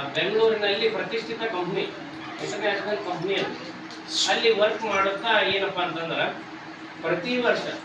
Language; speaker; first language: Kannada; native; Kannada